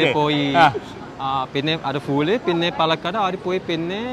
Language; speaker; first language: Malayalam; non-native, learner; Chinese